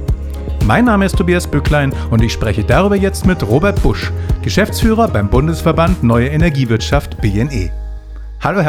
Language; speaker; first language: German; native; German